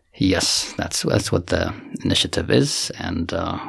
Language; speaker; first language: English; non-native, fluent; Finnish